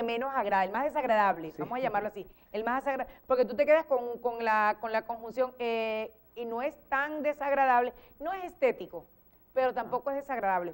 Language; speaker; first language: Spanish; native; Spanish